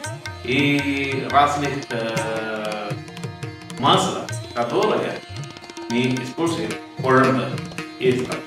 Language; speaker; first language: Russian; non-native, fluent; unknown